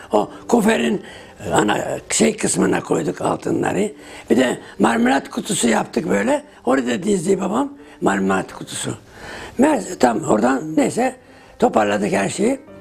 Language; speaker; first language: Turkish; native; Turkish